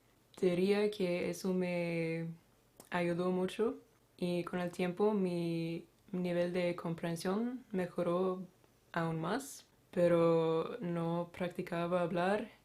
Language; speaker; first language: Spanish; non-native, fluent; Swedish